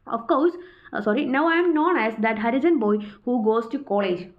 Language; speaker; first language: English; non-native, local second language; Malayalam